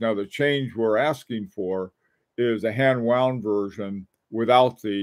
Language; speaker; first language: English; native; English